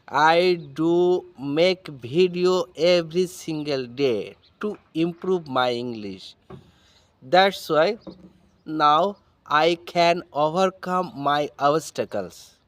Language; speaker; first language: English; non-native, learner; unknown